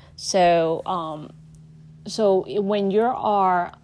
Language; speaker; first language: English; non-native, fluent; Lao